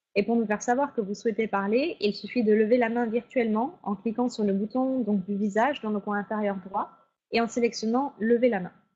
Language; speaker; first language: French; native; French